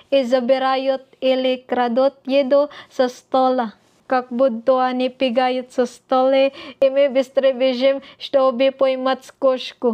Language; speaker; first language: Russian; non-native, learner; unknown